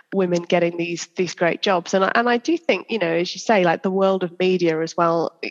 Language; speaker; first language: English; native; English